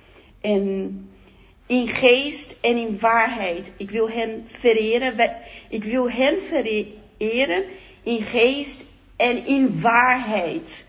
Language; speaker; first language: Dutch; non-native, fluent; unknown